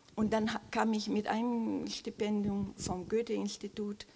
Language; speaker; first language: German; non-native, fluent; Portuguese